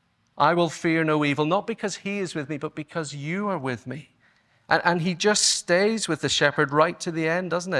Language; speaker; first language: English; native; English